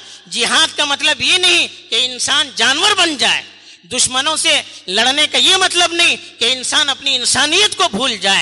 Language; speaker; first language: Urdu; native; Urdu